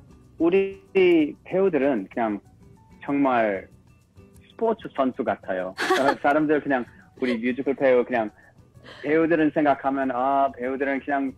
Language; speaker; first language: Korean; early bilingual, heritage; English